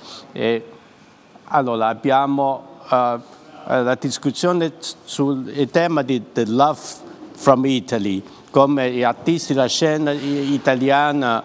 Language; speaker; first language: Italian; non-native, fluent; Chinese